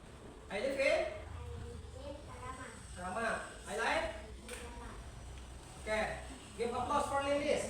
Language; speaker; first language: English; non-native, learner; Indonesian